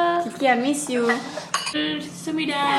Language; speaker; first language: English; non-native, local second language; Malay